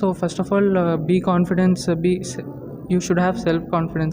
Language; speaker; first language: English; non-native, local second language; Telugu